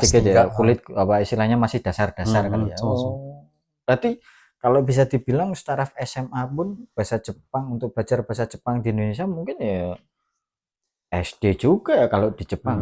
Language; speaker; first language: Indonesian; native; Indonesian